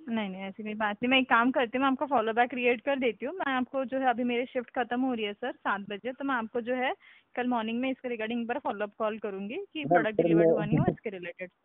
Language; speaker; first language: Hindi; non-native, local second language; Marathi